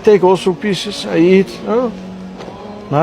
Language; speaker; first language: English; non-native, learner; Dutch